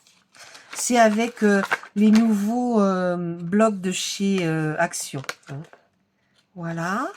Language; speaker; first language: French; native; French